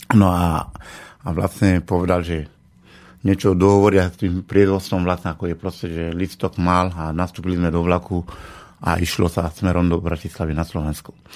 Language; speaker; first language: Slovak; non-native, fluent; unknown